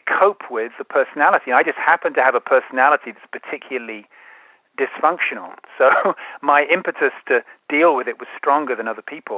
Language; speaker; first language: English; native; English